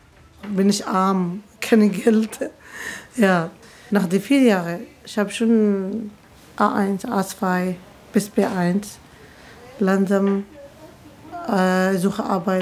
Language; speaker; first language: German; non-native, learner; Arabic